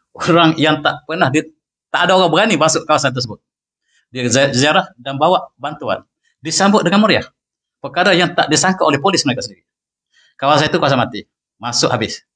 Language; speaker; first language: Malay; native; Malay